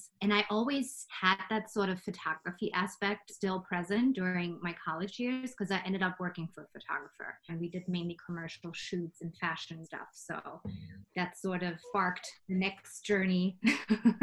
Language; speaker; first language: English; non-native, fluent; German